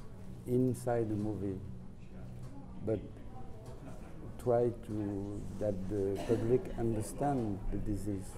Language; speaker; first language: English; non-native, learner; French